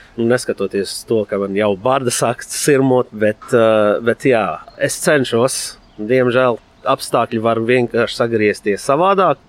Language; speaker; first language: Latvian; non-native, fluent; Arabic